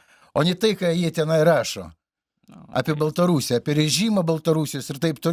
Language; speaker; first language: Lithuanian; native; Lithuanian